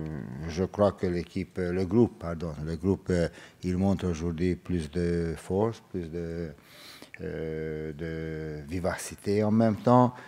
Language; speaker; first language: French; non-native, fluent; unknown